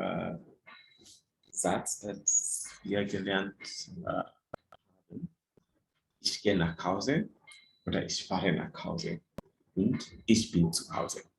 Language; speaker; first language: German; non-native, fluent; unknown